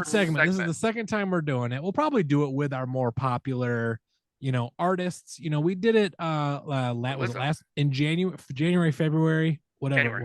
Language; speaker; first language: English; native; English